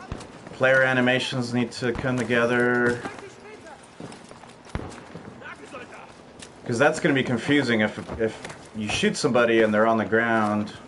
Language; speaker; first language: English; native; English